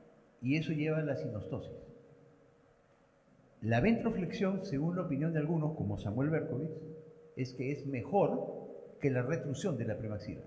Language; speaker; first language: Spanish; native; Spanish